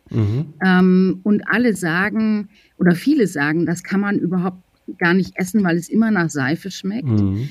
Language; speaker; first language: German; native; German